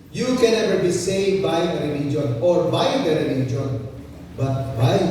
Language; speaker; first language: English; non-native, local second language; Filipino